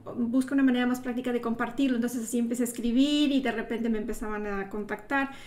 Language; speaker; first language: Spanish; native; Spanish